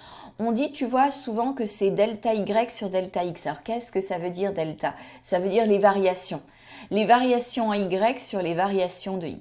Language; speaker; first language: French; native; French